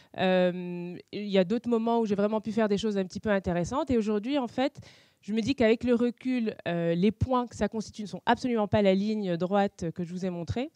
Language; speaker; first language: French; non-native, local second language; Arabic